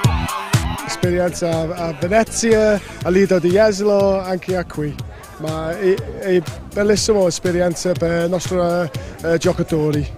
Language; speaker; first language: Italian; non-native, learner; English